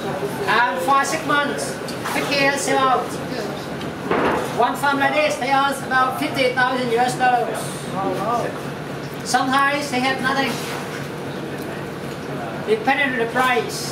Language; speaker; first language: English; non-native, learner; Vietnamese